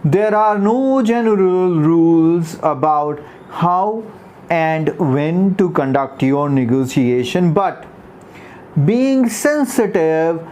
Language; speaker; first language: English; non-native, local second language; Punjabi